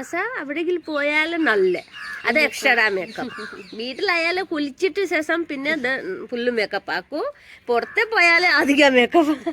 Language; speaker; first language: Malayalam; non-native, learner; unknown